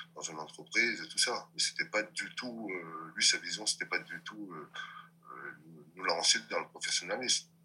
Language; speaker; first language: French; non-native, local second language; Réunion Creole French